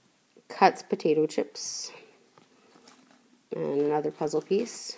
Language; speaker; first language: English; native; English